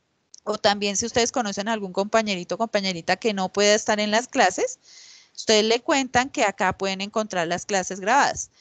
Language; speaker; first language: Spanish; native; Spanish